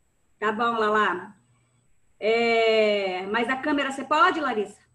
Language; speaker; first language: Portuguese; native; Portuguese